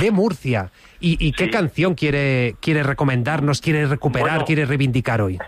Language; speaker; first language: Spanish; native; Spanish